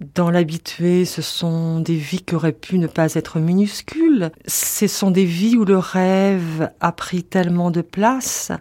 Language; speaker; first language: French; native; French